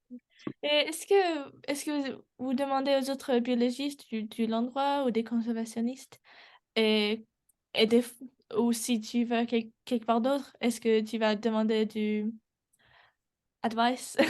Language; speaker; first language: French; non-native, learner; English